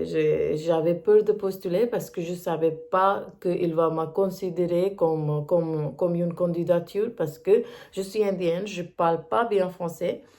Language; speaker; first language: French; non-native, learner; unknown